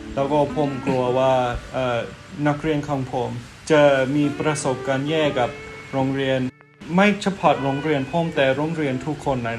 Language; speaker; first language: Thai; non-native, fluent; English